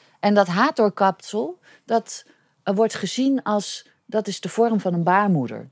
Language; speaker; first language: Dutch; native; Dutch